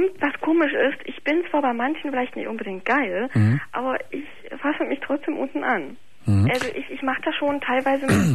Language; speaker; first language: German; native; German